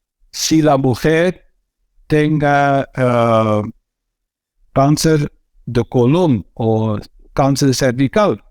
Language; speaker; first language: Spanish; non-native, fluent; Dutch